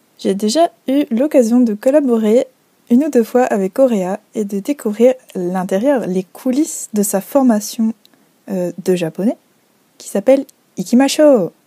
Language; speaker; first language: French; native; French